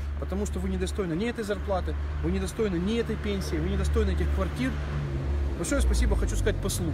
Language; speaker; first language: Russian; native; Russian